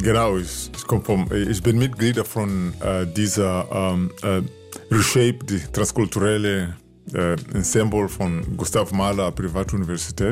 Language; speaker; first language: German; non-native, learner; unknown